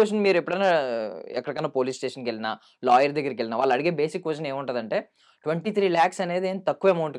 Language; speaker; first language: Telugu; native; Telugu